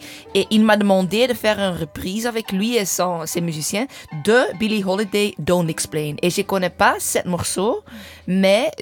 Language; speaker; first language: French; non-native, learner; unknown